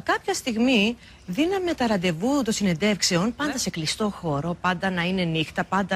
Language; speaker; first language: Greek; native; Greek